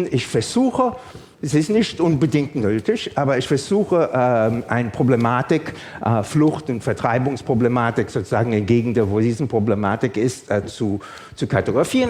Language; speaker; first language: German; non-native, fluent; English